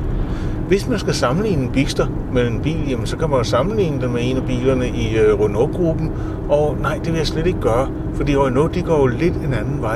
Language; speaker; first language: Danish; native; Danish